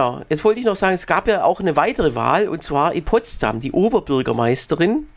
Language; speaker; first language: German; native; German